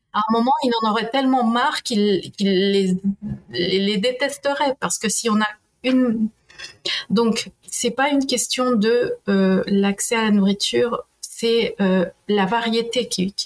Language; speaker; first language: French; non-native, fluent; Spanish